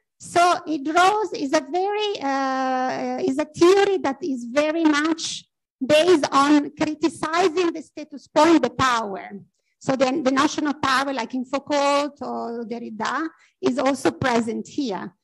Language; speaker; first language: English; non-native, fluent; Italian